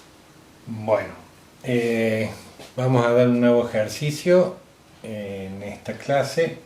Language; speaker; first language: Spanish; native; Spanish